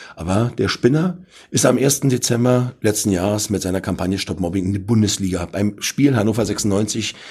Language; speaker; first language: German; native; German